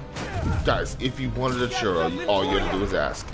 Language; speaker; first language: English; native; English